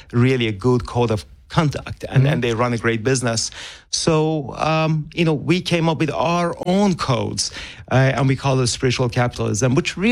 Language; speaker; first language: English; non-native, fluent; Persian